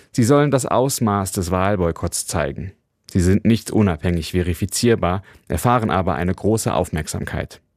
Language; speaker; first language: German; native; German